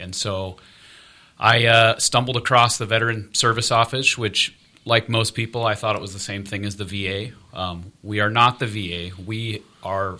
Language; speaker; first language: English; native; English